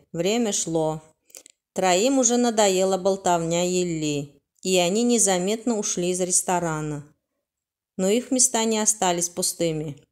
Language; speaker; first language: Russian; non-native, local second language; Turkmen